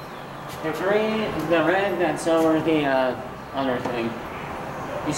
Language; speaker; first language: English; native; English